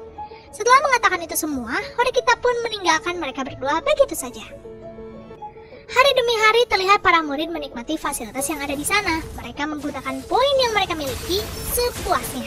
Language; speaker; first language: Indonesian; native; Indonesian